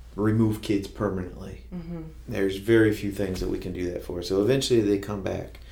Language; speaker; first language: English; native; English